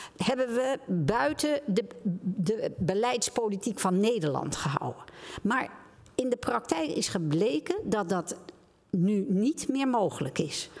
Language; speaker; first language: Dutch; native; Dutch